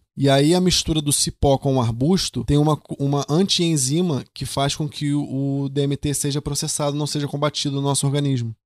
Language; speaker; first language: Portuguese; native; Portuguese